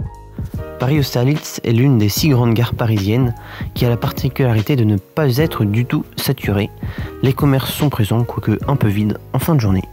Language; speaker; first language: French; native; French